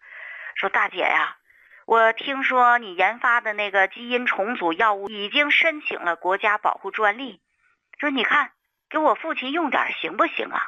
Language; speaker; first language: Chinese; native; Chinese